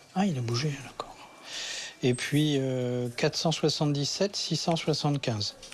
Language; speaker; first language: French; native; French